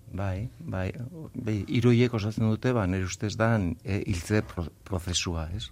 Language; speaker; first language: Basque; native; Basque